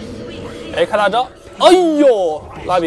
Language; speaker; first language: Chinese; native; Chinese